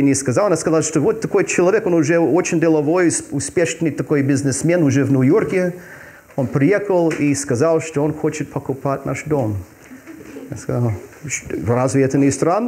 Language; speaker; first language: Russian; non-native, fluent; English